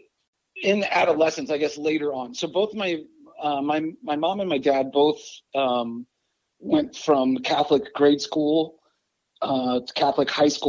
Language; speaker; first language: English; native; English